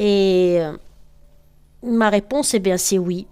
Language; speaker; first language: French; native; French